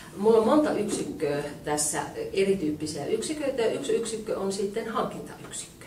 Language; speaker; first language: Finnish; native; Finnish